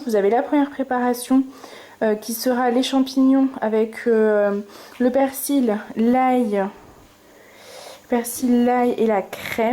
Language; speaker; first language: French; native; French